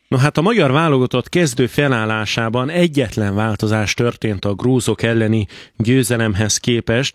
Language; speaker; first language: Hungarian; native; Hungarian